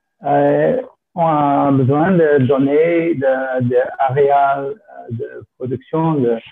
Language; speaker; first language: French; non-native, fluent; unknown